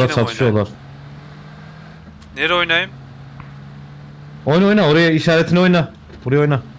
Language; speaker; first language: Turkish; native; Turkish